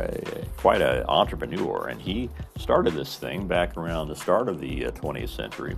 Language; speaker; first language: English; native; English